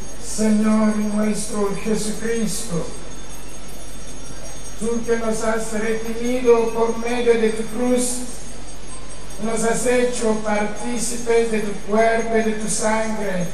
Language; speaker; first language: Spanish; non-native, fluent; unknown